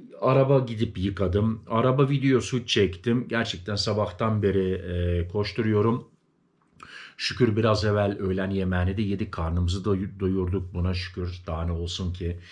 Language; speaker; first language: Turkish; early bilingual, heritage; Turkish